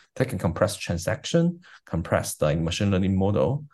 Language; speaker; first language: English; non-native, fluent; Chinese